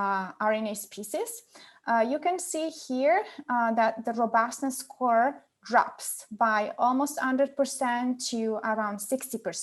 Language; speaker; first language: English; non-native, fluent; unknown